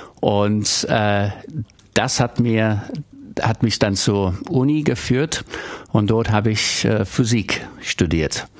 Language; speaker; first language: German; non-native, fluent; English